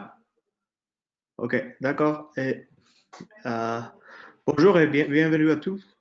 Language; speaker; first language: French; non-native, fluent; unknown